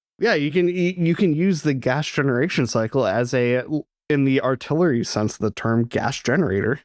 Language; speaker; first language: English; native; English